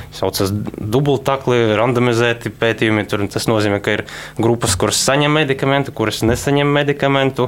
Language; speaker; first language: Latvian; non-native, local second language; Russian